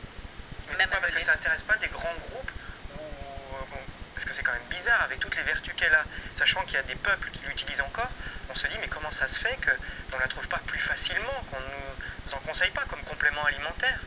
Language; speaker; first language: French; native; French